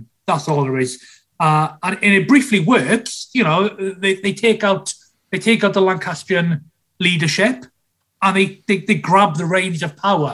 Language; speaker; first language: English; native; English